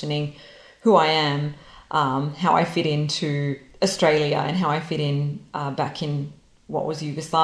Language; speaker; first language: English; non-native, local second language; Serbian